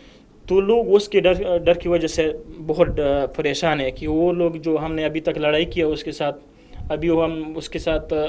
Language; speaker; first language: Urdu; non-native, fluent; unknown